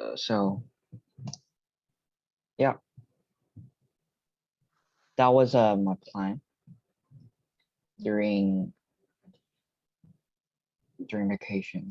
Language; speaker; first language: English; non-native, learner; Korean